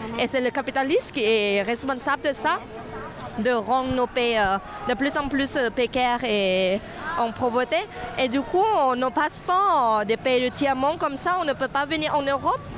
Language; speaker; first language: French; non-native, fluent; Thai